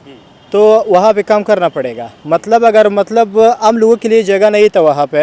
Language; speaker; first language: Hindi; non-native, fluent; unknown